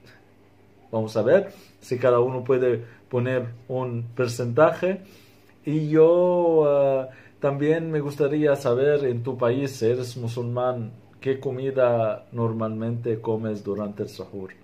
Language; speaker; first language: Spanish; non-native, fluent; Arabic